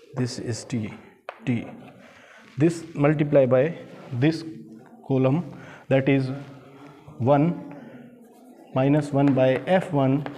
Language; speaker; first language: English; non-native, local second language; Hindi